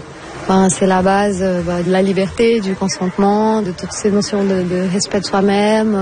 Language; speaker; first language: French; non-native, fluent; Portuguese